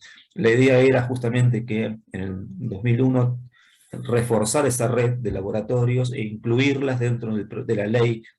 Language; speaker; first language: Spanish; native; Spanish